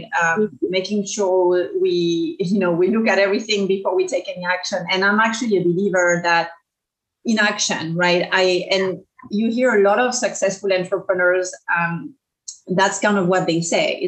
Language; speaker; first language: English; non-native, fluent; French